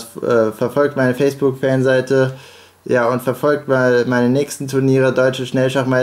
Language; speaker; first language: German; native; German